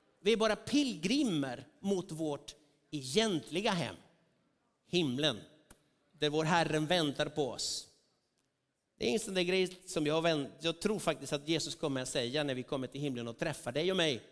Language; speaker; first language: Swedish; non-native, fluent; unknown